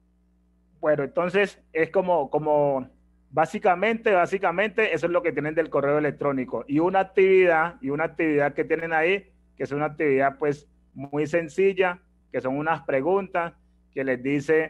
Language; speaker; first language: Spanish; native; Spanish